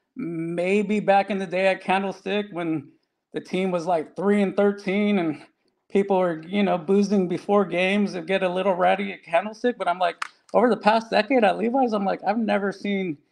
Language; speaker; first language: English; native; English